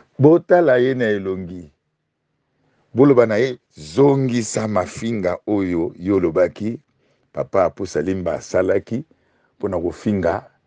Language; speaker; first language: Lingala; native; Lingala